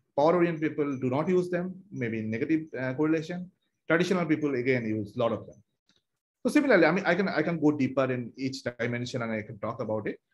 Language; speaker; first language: English; non-native, local second language; Bangla